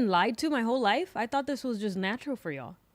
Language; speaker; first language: English; native; English